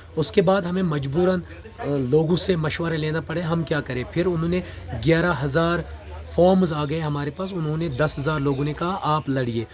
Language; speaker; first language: Urdu; non-native, local second language; Kashmiri